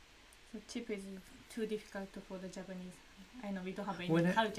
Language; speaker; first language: English; non-native, learner; Japanese